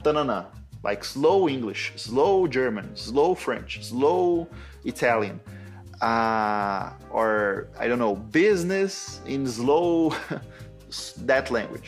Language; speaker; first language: English; non-native, fluent; Portuguese